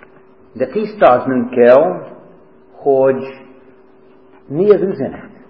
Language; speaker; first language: Hungarian; non-native, fluent; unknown